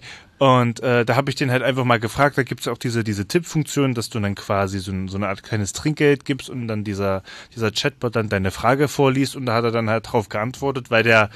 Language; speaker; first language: German; native; German